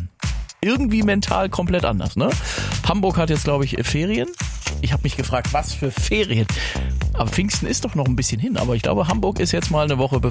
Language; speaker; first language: German; native; German